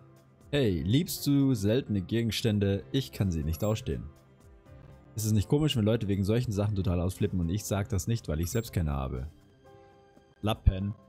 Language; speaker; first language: German; native; German